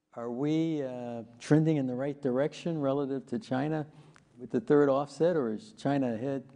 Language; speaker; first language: English; native; English